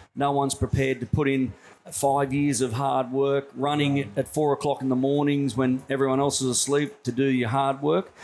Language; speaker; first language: English; native; English